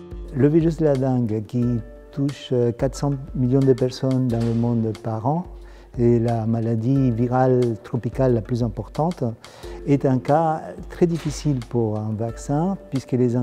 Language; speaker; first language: French; non-native, fluent; Spanish